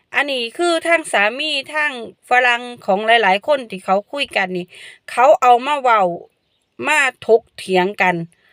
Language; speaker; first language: Thai; non-native, local second language; Northeastern Thai